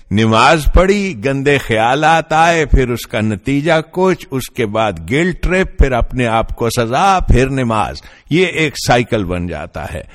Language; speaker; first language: Urdu; non-native, local second language; Punjabi